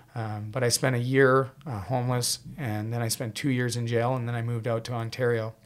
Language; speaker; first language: English; native; English